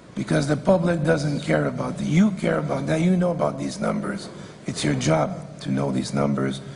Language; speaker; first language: English; non-native, fluent; French